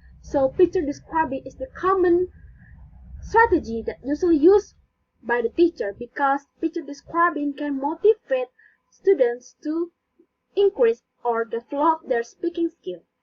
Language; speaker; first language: English; non-native, learner; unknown